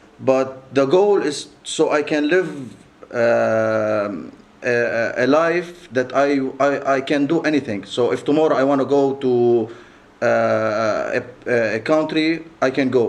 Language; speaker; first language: English; non-native, local second language; Arabic